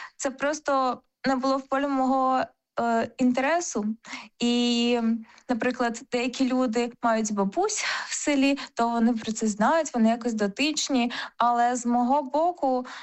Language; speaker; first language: Ukrainian; native; Ukrainian